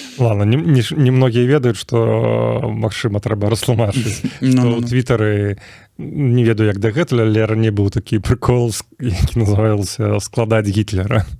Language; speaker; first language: Belarusian; native; Belarusian